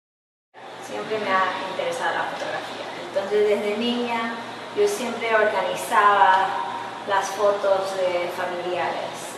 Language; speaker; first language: Spanish; early bilingual, heritage; English